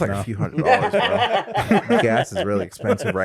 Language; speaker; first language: English; native; English